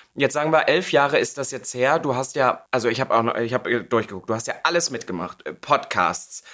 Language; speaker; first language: German; native; German